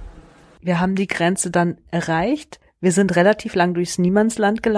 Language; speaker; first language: German; native; German